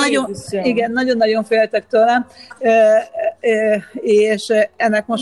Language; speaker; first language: Hungarian; native; Hungarian